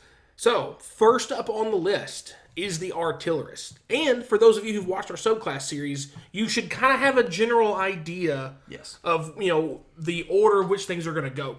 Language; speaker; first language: English; native; English